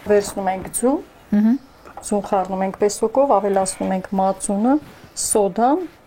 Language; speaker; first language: Armenian; non-native, local second language; Kurdish